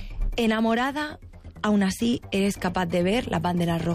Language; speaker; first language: Spanish; native; Spanish